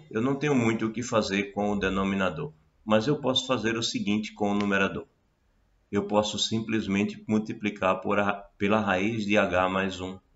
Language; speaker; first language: Portuguese; native; Portuguese